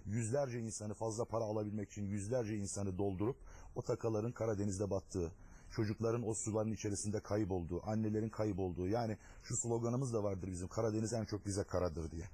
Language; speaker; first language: Turkish; non-native, local second language; Adyghe